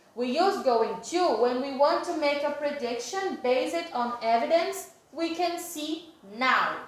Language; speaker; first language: English; non-native, fluent; Portuguese